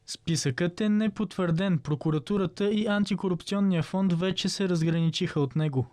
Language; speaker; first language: Bulgarian; native; Bulgarian